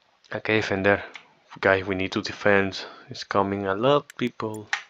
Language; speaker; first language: English; non-native, learner; Spanish